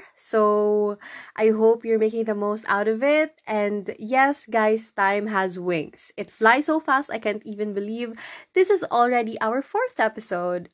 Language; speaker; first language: English; non-native, local second language; Cebuano